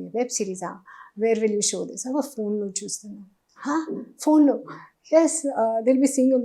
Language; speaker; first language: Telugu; non-native, learner; Hindi